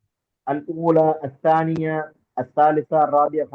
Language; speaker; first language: Arabic; non-native, fluent; Tamil